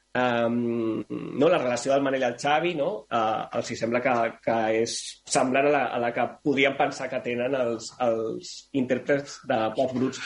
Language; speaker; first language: Catalan; non-native, local second language; Spanish